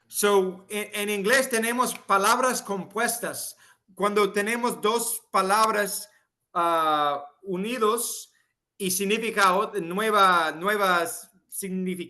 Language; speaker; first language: Spanish; non-native, fluent; English